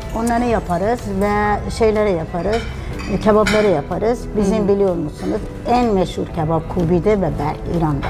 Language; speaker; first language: Turkish; non-native, learner; Persian